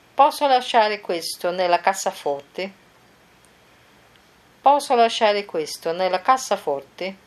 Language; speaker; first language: Italian; non-native, fluent; Portuguese